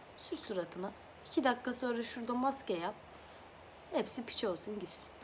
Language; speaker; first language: Turkish; early bilingual, other home language; Azerbaijani